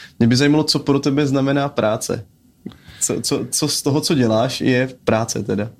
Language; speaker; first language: Czech; native; Czech